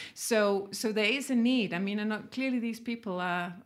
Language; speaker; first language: English; non-native, fluent; Danish